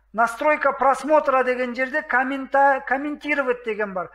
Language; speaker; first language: Russian; non-native, local second language; Kazakh